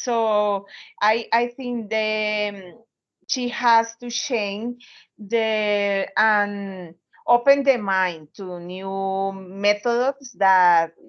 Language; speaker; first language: English; non-native, learner; Spanish